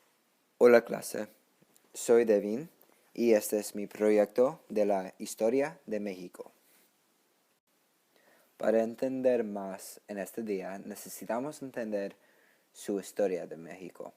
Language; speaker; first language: Spanish; non-native, learner; English